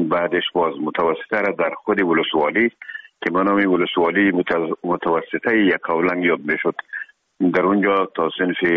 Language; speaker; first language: Persian; native; Persian